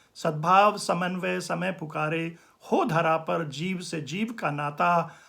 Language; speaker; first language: Hindi; native; Hindi